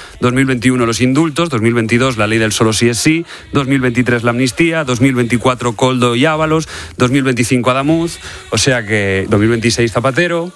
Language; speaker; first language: Spanish; native; Spanish